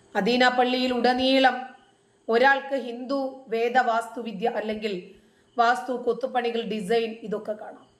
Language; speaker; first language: Malayalam; native; Malayalam